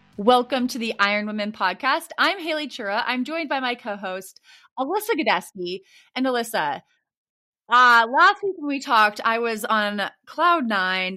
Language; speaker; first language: English; native; English